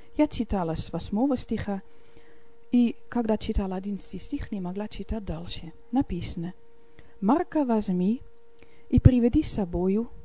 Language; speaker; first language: Russian; non-native, fluent; Dutch